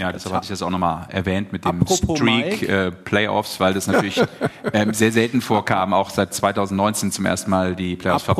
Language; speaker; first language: German; native; German